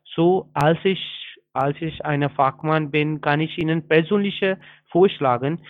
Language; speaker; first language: German; non-native, fluent; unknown